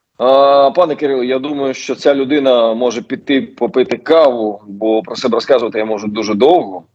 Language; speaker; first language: Ukrainian; non-native, local second language; Russian